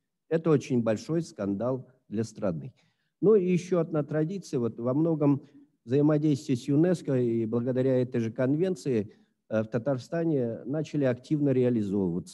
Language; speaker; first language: Russian; native; Russian